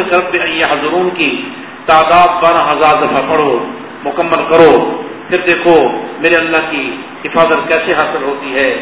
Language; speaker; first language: Urdu; non-native, local second language; Saraiki